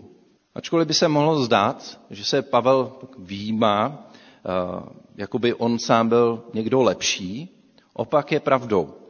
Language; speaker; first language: Czech; native; Czech